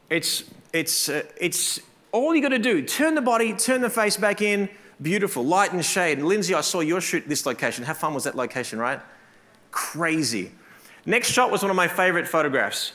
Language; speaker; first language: English; native; English